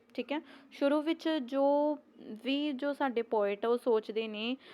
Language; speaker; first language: Hindi; non-native, local second language; Punjabi